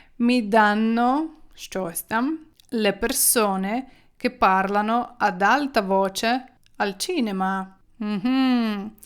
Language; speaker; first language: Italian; non-native, fluent; Ukrainian